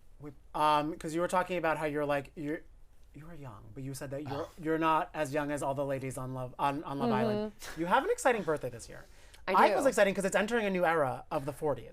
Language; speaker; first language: English; native; English